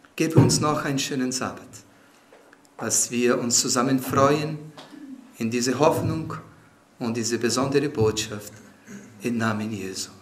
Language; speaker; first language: German; non-native, fluent; Portuguese